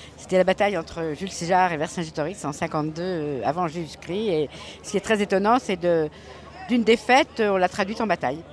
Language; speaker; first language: French; native; French